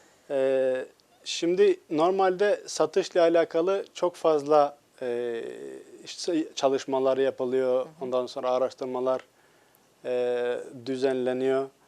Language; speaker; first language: Turkish; non-native, fluent; Albanian